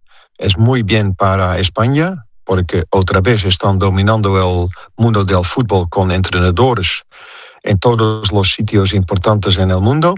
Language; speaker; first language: Spanish; non-native, fluent; Dutch